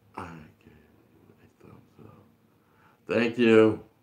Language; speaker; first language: English; native; English